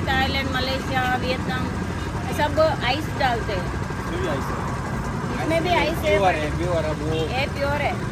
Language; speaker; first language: Hindi; non-native, local second language; Telugu